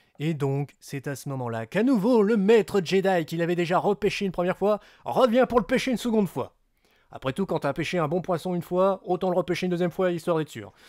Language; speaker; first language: French; native; French